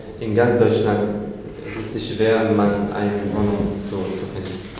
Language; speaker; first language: German; non-native, learner; Arabic